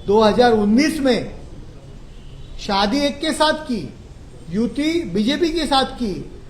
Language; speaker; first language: Hindi; non-native, local second language; Marathi